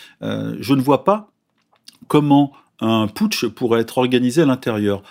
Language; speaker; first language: French; native; French